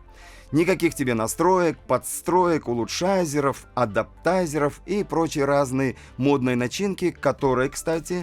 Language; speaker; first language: Russian; native; Russian